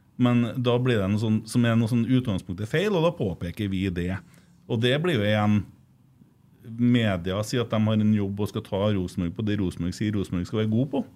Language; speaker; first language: Norwegian; native; Norwegian